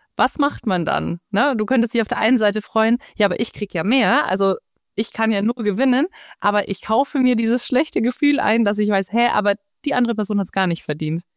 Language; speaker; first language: German; native; German